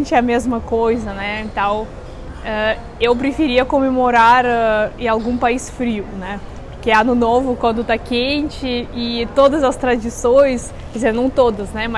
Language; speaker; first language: Portuguese; non-native, fluent; Russian